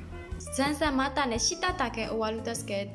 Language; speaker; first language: Japanese; non-native, learner; Burmese